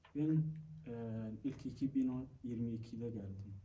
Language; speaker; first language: Turkish; non-native, learner; Somali